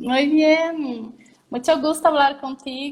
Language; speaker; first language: Spanish; non-native, learner; Portuguese